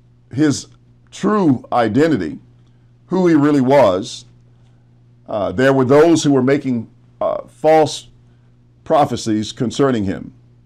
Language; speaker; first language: English; native; English